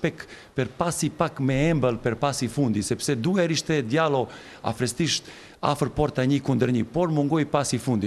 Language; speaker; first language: Albanian; non-native, learner; Serbian